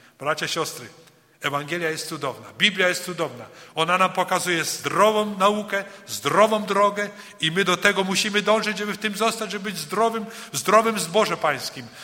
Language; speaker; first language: Polish; early bilingual, heritage; Polish